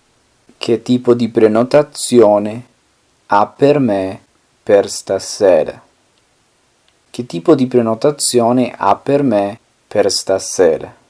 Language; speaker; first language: Italian; non-native, fluent; Spanish